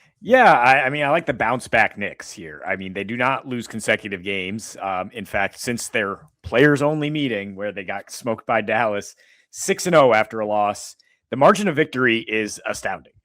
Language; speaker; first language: English; native; English